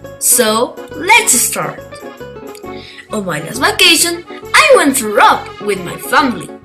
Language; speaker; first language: English; non-native, learner; Spanish